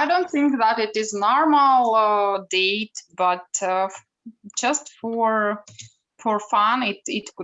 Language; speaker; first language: English; non-native, learner; Ukrainian